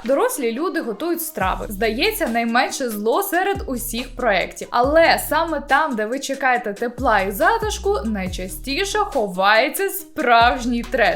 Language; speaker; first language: Ukrainian; native; Ukrainian